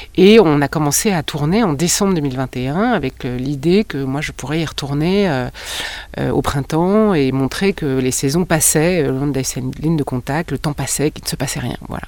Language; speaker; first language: French; native; French